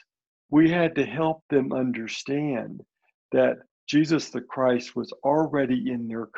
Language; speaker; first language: English; native; English